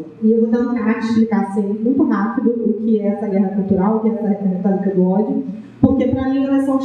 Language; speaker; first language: Portuguese; native; Portuguese